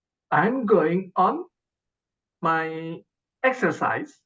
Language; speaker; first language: English; non-native, learner; Indonesian